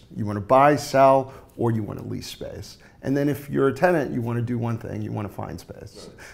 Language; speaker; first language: English; native; English